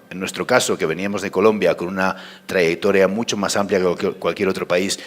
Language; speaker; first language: Spanish; native; Spanish